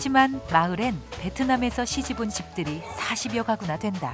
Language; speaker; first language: Korean; native; Korean